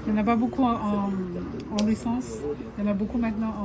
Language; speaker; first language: French; non-native, fluent; Chinese